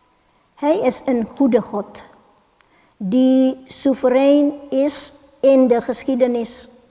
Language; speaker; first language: Dutch; non-native, fluent; Indonesian